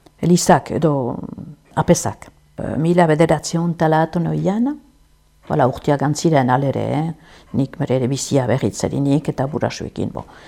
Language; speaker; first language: Basque; native; Basque